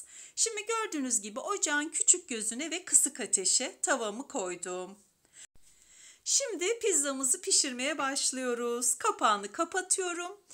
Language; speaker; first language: Turkish; native; Turkish